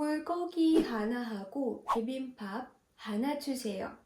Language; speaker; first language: Korean; non-native, fluent; Ukrainian